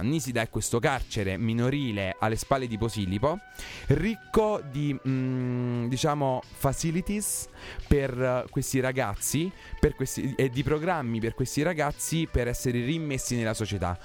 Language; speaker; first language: Italian; native; Italian